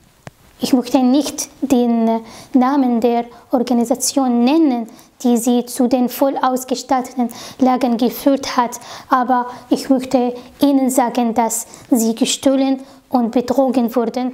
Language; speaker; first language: German; non-native, fluent; Arabic